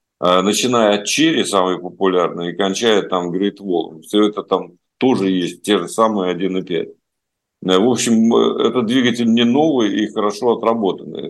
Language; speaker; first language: Russian; native; Russian